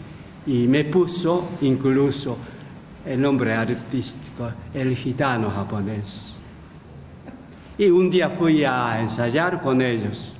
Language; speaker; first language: Spanish; non-native, fluent; Japanese